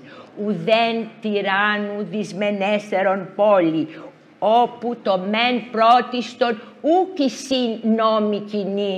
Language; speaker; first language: Greek; native; Greek